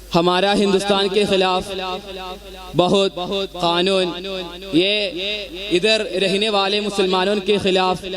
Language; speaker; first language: Hindi; non-native, local second language; Malayalam